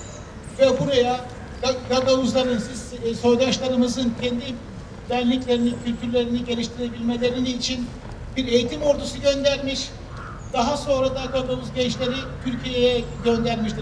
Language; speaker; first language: Turkish; native; Turkish